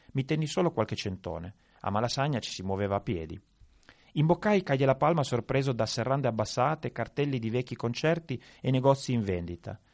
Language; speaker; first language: Italian; native; Italian